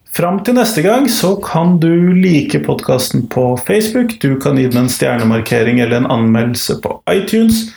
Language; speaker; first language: Norwegian; native; Norwegian